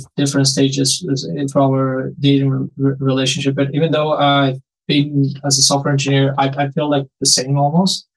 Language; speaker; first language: English; non-native, fluent; Spanish